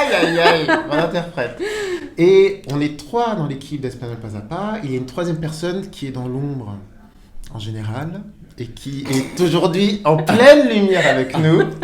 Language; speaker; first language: French; native; French